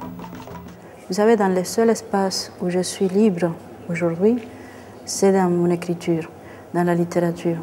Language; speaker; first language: French; non-native, fluent; Spanish